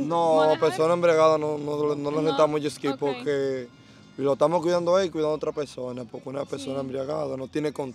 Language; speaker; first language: Spanish; native; Spanish